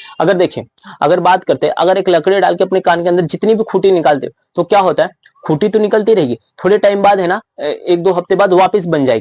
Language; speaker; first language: Hindi; native; Hindi